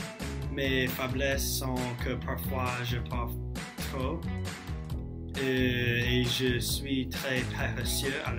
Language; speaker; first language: French; non-native, learner; English